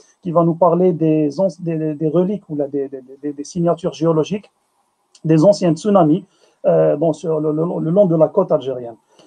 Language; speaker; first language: French; non-native, local second language; Arabic